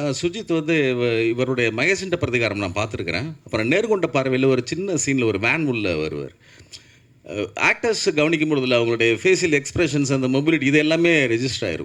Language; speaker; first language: Tamil; native; Tamil